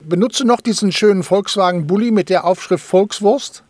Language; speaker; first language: German; native; German